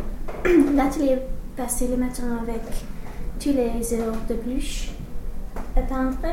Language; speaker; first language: French; non-native, learner; English